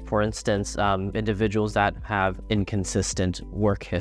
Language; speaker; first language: English; native; English